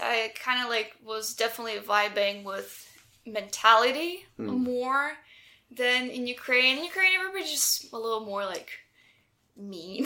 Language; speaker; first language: English; non-native, fluent; Russian